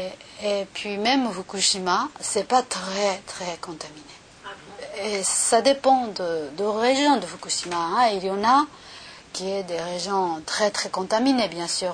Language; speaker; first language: French; non-native, learner; Japanese